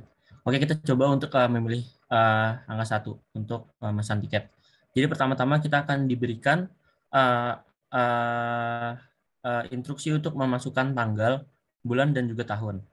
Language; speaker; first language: Indonesian; native; Indonesian